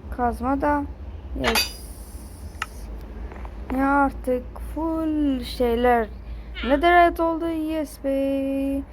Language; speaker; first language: Turkish; early bilingual, other home language; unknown